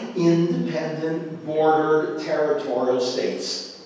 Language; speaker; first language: English; native; English